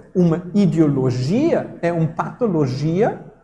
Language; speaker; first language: Portuguese; non-native, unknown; German